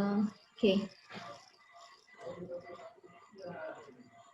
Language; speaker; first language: English; non-native, learner; Indonesian